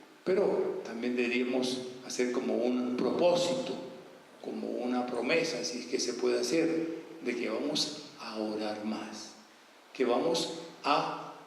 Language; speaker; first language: Spanish; native; Spanish